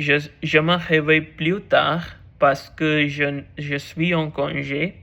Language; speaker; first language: French; non-native, learner; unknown